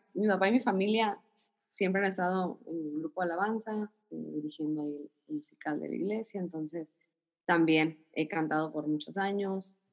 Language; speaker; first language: Spanish; native; Spanish